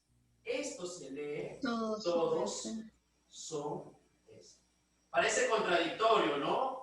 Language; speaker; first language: Spanish; native; Spanish